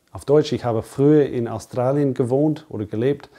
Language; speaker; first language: German; non-native, fluent; English